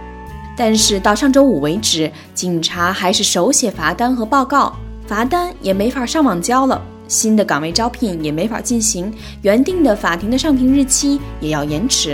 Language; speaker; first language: Chinese; native; Chinese